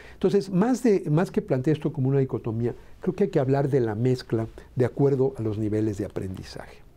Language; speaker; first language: Spanish; native; Spanish